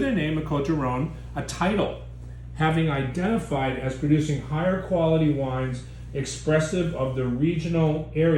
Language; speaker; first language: English; native; English